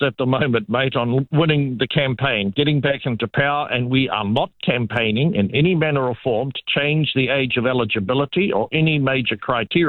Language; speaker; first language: English; native; English